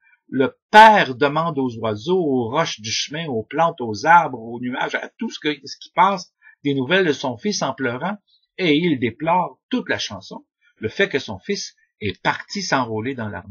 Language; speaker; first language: French; native; French